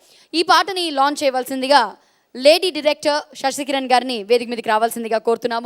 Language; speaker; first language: Telugu; native; Telugu